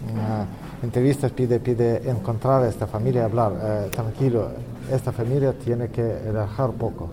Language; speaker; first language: Spanish; non-native, learner; Ukrainian